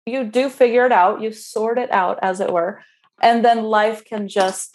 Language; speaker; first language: English; non-native, fluent; Romanian